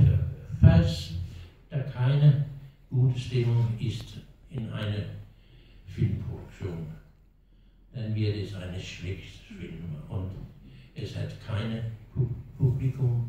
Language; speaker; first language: German; non-native, learner; Danish